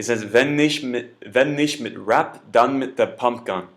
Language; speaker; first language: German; non-native, learner; English